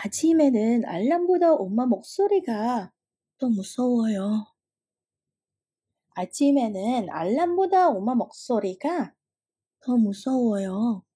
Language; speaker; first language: Korean; non-native, fluent; Indonesian